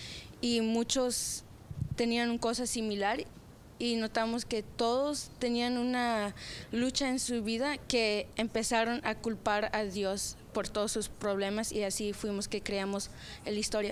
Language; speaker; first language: Spanish; early bilingual, other home language; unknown